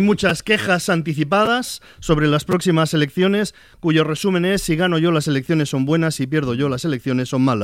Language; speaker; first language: Spanish; native; Spanish